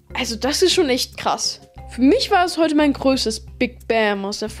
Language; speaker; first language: German; native; German